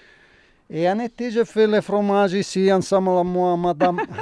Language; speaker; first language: French; non-native, learner; Italian